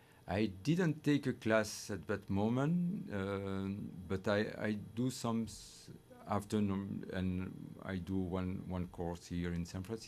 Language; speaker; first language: English; non-native, fluent; French